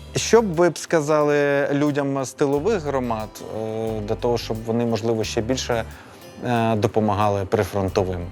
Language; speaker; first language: Ukrainian; non-native, local second language; Russian